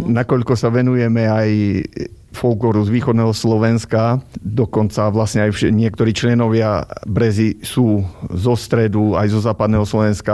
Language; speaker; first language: Slovak; native; Slovak